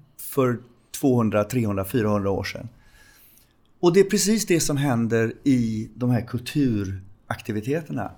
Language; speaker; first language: Swedish; native; Swedish